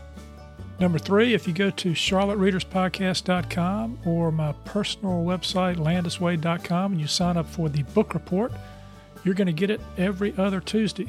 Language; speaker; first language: English; native; English